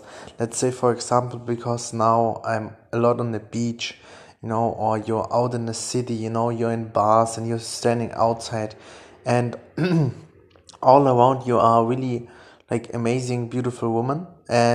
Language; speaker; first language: English; non-native, fluent; German